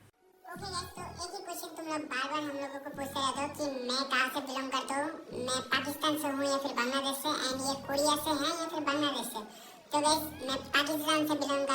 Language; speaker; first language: Hindi; non-native, learner; Bangla